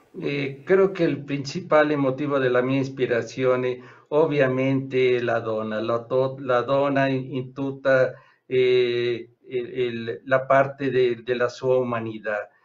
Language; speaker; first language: Italian; non-native, learner; Spanish